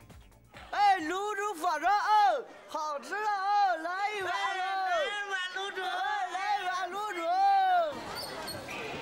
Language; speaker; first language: Chinese; native; Chinese